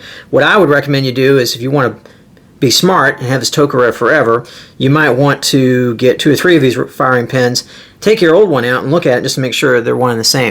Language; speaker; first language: English; native; English